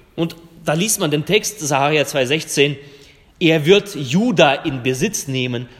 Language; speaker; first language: German; non-native, fluent; Russian